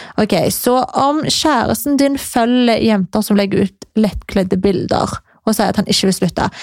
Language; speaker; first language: Norwegian; native; Norwegian